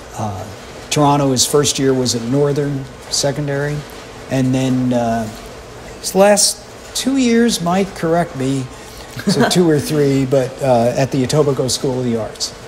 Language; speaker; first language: English; native; English